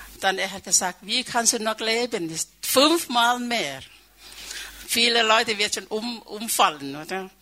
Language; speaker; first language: German; non-native, fluent; Thai